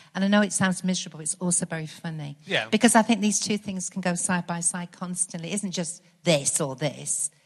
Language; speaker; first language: English; native; English